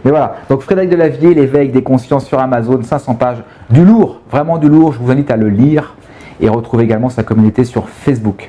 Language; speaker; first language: French; native; French